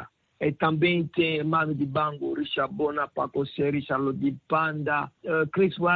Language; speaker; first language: Portuguese; non-native, learner; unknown